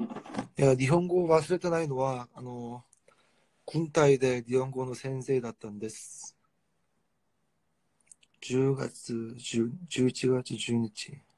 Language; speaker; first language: Japanese; non-native, fluent; Korean